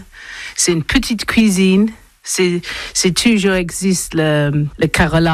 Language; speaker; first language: French; non-native, learner; English